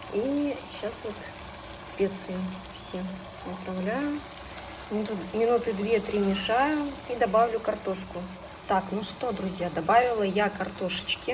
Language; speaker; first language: Russian; native; Russian